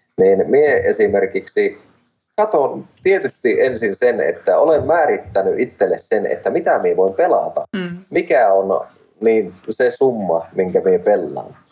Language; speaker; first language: Finnish; native; Finnish